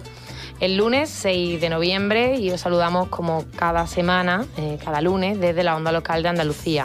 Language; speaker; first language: Spanish; native; Spanish